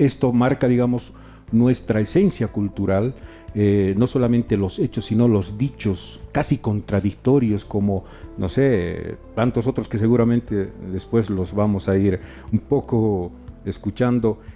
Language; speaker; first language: Spanish; native; Spanish